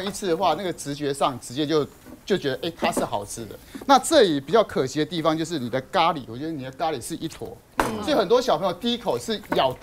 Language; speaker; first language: Chinese; native; Chinese